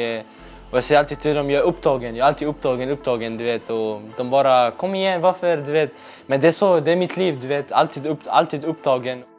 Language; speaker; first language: Swedish; early bilingual, other home language; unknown